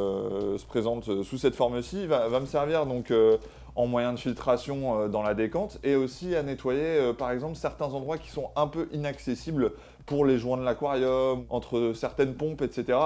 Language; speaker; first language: French; native; French